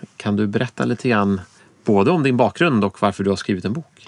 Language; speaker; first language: Swedish; native; Swedish